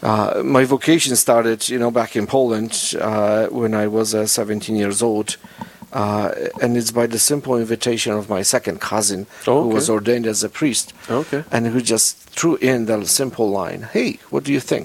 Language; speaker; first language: English; non-native, fluent; Polish